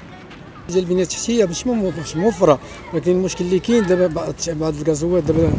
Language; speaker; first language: Arabic; native; Arabic